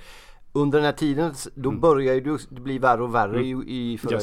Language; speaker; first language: Swedish; native; Swedish